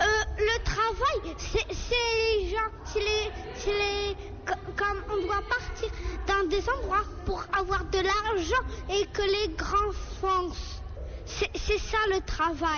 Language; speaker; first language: French; non-native, local second language; Arabic